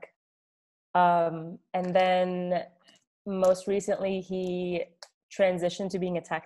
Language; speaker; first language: English; early bilingual, other home language; Arabic